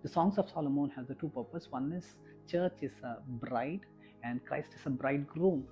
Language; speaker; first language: English; non-native, local second language; Kannada